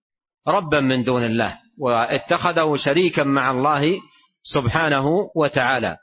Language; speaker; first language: Arabic; native; Arabic